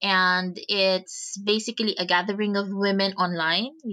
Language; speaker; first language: English; non-native, local second language; Filipino